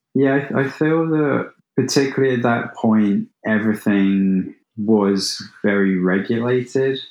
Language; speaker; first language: English; native; English